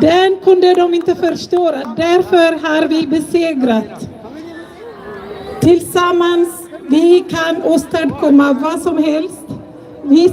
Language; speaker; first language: Swedish; non-native, fluent; Tigrinya